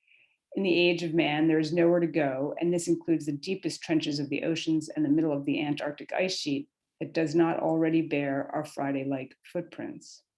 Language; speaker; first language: English; native; English